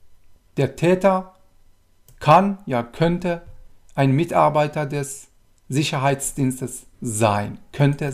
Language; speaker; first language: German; non-native, fluent; Persian